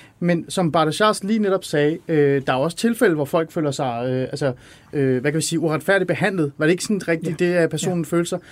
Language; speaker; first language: Danish; early bilingual, other home language; Persian